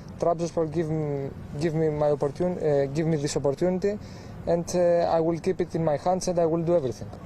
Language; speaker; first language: English; non-native, fluent; Greek